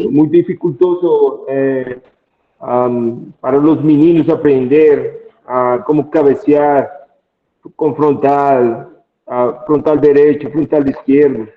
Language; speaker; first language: Portuguese; non-native, fluent; Spanish